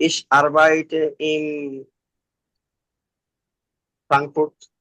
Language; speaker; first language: German; non-native, learner; Bangla